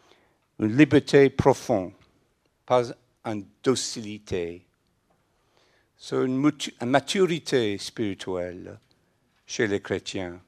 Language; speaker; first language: French; non-native, fluent; English